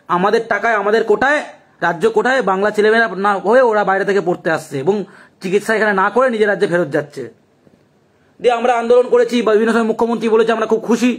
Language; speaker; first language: Bangla; native; Bangla